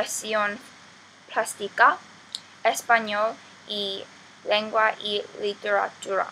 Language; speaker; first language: Spanish; non-native, learner; Korean